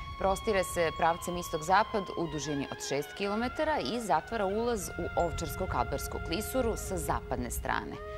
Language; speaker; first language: Serbian; native; Serbian